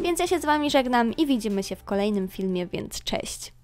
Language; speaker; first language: Polish; native; Polish